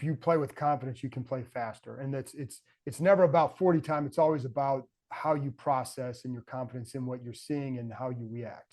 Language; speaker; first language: English; native; English